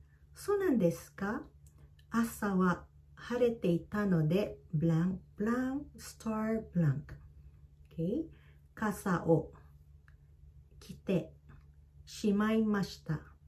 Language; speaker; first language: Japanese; non-native, fluent; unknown